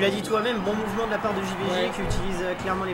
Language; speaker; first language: French; native; French